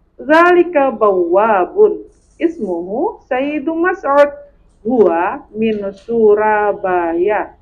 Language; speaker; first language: Arabic; non-native, fluent; Indonesian